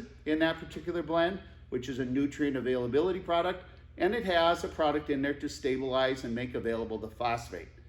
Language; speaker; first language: English; native; English